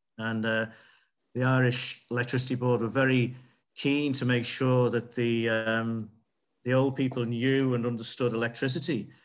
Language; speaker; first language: English; native; English